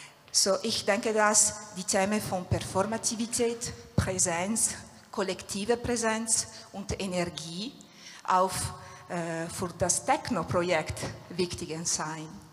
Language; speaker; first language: German; non-native, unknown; Italian